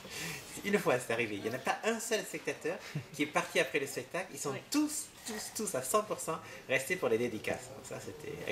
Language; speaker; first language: French; native; French